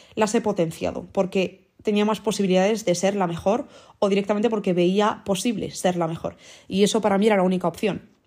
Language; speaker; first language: Spanish; early bilingual, other home language; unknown